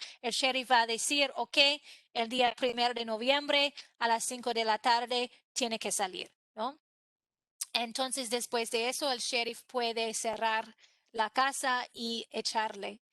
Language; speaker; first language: Spanish; non-native, fluent; English